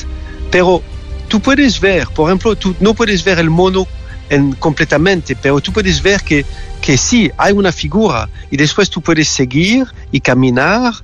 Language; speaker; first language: Spanish; non-native, learner; French